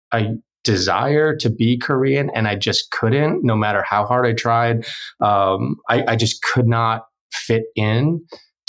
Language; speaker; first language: English; early bilingual, other home language; Korean